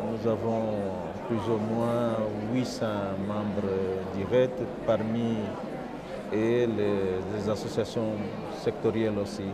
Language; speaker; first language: French; non-native, fluent; Portuguese